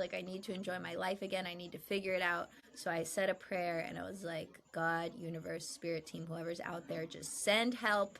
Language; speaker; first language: English; native; English